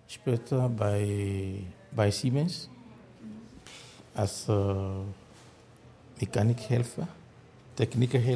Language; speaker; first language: German; non-native, learner; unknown